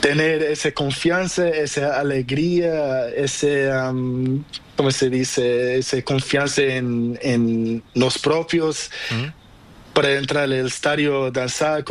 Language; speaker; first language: Spanish; non-native, learner; Portuguese